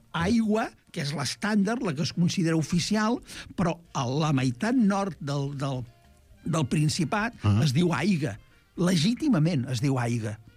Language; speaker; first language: Catalan; native; Catalan